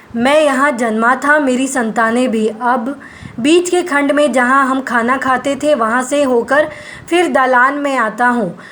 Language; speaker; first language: Hindi; non-native, local second language; Gujarati